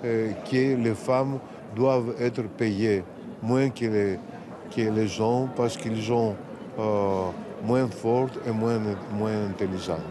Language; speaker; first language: French; non-native, fluent; Greek